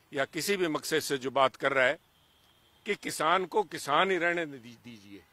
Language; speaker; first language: Hindi; native; Hindi